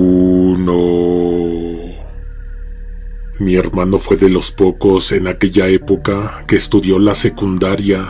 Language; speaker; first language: Spanish; native; Spanish